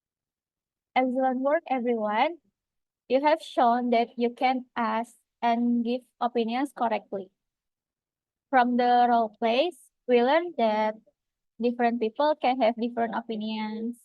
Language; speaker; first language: English; non-native, fluent; Indonesian